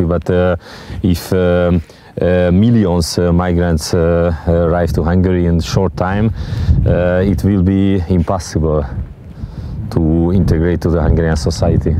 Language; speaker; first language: English; non-native, fluent; Hungarian